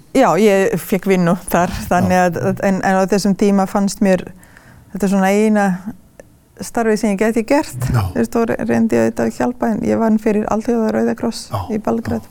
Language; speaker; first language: Icelandic; non-native, fluent; Serbian